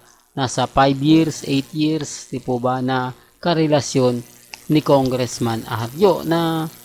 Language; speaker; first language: Filipino; native; Filipino